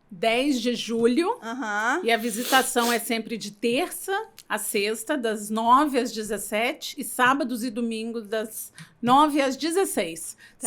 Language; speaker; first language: Portuguese; native; Portuguese